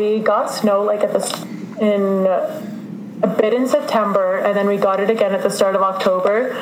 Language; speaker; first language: English; native; English